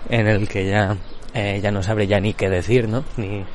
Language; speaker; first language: Spanish; non-native, local second language; Catalan